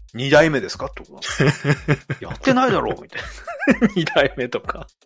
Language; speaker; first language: Japanese; native; Japanese